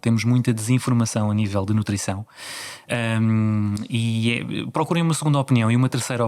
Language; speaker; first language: Portuguese; native; Portuguese